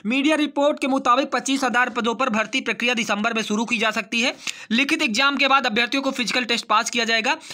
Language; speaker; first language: Hindi; native; Hindi